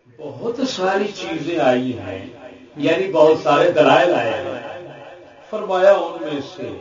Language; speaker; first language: Urdu; non-native, local second language; Punjabi